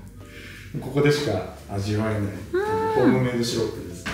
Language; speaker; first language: Japanese; native; Japanese